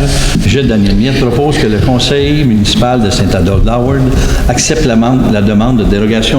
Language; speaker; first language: French; native; French